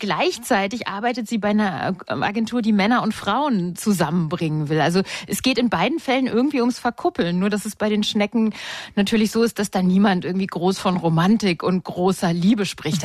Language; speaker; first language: German; native; German